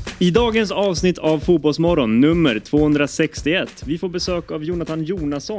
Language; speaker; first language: Swedish; native; Swedish